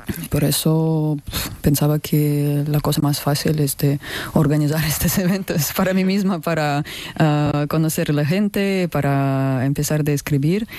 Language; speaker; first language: Spanish; non-native, learner; Russian